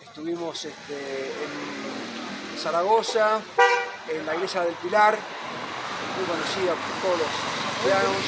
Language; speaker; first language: Spanish; native; Spanish